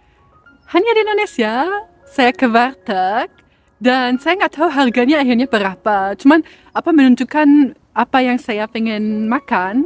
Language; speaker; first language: Indonesian; non-native, fluent; German